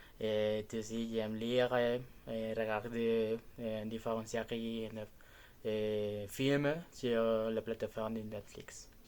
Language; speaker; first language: French; non-native, learner; Spanish